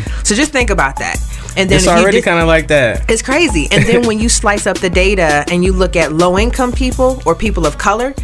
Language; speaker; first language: English; native; English